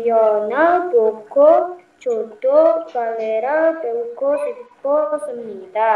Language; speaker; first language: Korean; non-native, learner; Indonesian